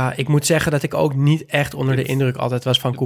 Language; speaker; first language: Dutch; native; Dutch